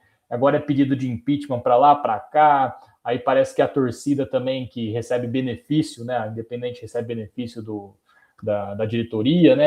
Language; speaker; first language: Portuguese; native; Portuguese